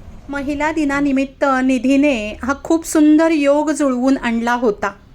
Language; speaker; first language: Marathi; native; Marathi